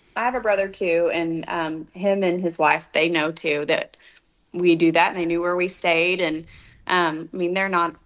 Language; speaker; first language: English; native; English